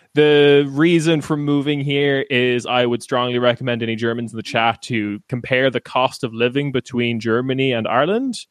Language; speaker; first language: English; native; English